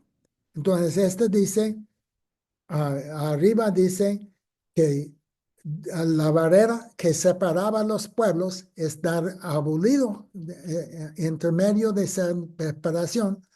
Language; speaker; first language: Spanish; non-native, fluent; English